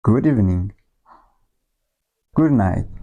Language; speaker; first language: English; non-native, local second language; Oromo